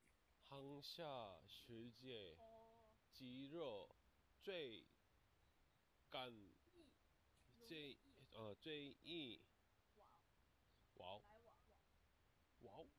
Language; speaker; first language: Chinese; non-native, learner; Japanese